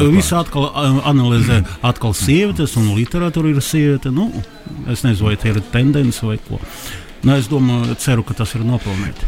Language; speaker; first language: Latvian; non-native, local second language; Russian